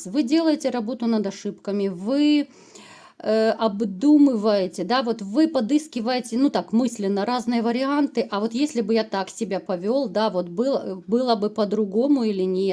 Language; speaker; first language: Russian; native; Russian